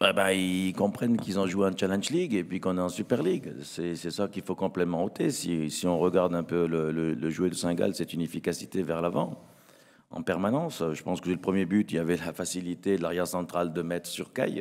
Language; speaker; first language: French; native; French